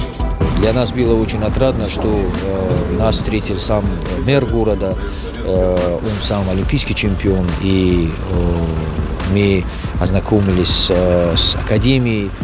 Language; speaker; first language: Russian; non-native, local second language; Tajik